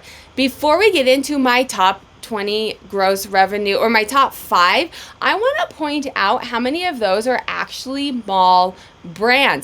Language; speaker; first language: English; native; English